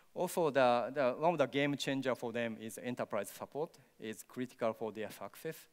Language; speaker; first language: English; non-native, learner; Japanese